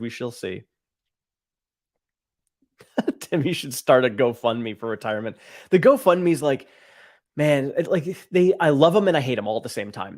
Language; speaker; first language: English; native; English